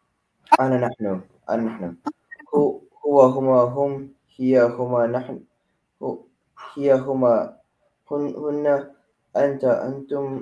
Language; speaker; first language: Arabic; non-native, learner; Filipino